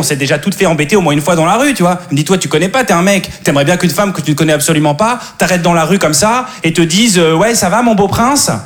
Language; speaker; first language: French; native; French